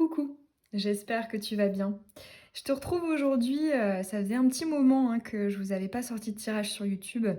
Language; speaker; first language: French; native; French